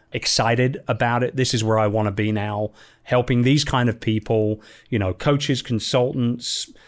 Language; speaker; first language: English; native; English